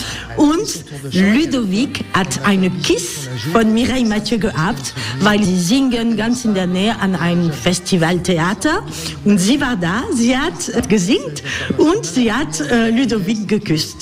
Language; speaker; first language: German; non-native, learner; French